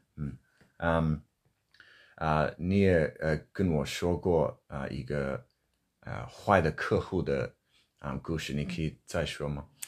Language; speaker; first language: Chinese; non-native, learner; English